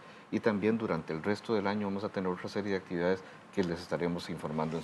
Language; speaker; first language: Spanish; native; Spanish